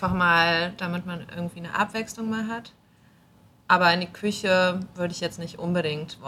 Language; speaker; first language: German; native; German